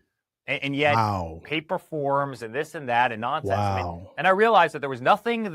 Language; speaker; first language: English; native; English